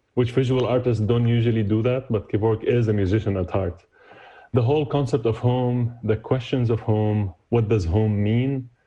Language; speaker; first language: English; non-native, fluent; Arabic